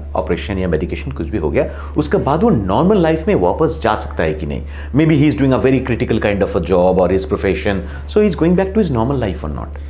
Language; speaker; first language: Hindi; non-native, local second language; Bangla